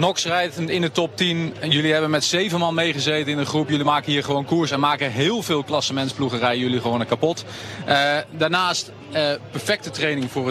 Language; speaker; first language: Dutch; native; Dutch